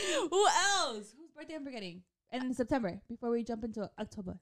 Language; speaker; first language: English; early bilingual, other home language; Spanish